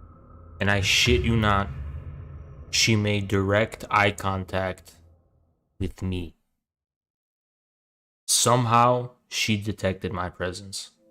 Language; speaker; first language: English; native; English